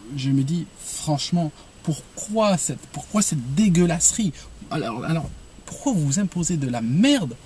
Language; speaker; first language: French; non-native, local second language; Arabic